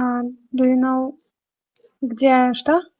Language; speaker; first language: English; non-native, learner; Russian